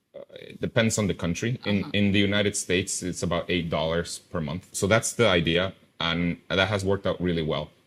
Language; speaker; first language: English; non-native, fluent; Spanish